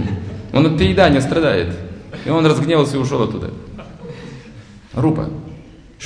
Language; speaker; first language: Russian; native; Russian